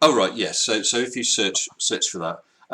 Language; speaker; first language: English; native; English